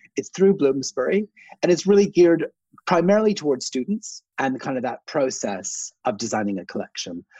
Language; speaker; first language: English; native; English